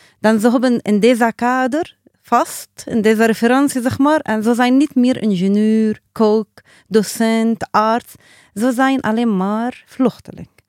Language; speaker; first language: Dutch; non-native, learner; Arabic